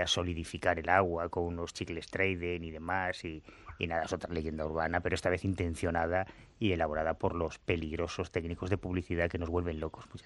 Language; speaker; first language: Spanish; native; Spanish